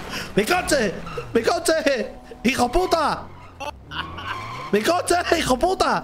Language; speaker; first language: Spanish; native; Spanish